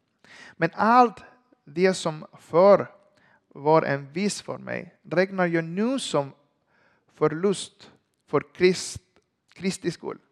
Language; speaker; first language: Swedish; non-native, learner; Spanish